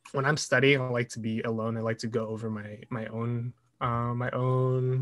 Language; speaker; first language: English; native; English